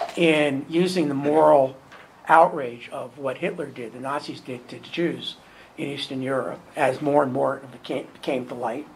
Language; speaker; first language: English; native; English